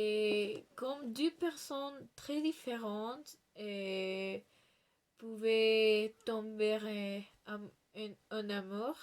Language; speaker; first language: French; non-native, learner; Spanish